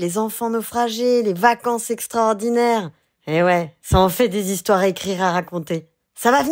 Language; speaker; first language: French; native; French